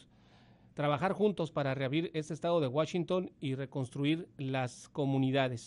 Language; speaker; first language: Spanish; native; Spanish